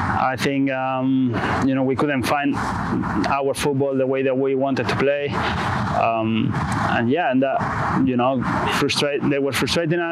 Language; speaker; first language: English; non-native, fluent; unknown